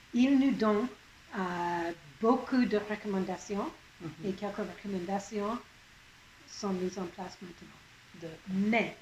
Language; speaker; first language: French; non-native, local second language; English